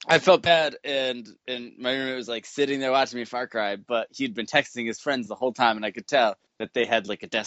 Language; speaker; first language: English; native; English